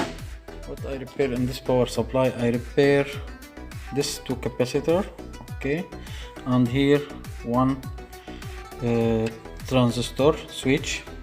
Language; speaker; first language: English; non-native, fluent; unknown